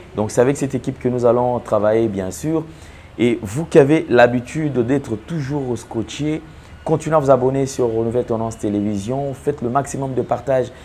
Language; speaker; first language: French; non-native, local second language; Lingala